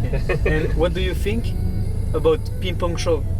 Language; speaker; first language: English; non-native, learner; French